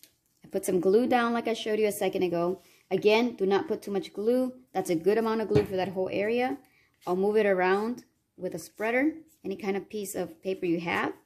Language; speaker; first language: English; native; English